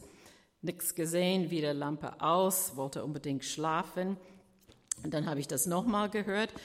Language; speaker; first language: German; non-native, fluent; English